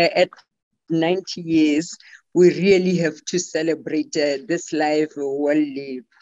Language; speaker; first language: English; non-native, local second language; Tswana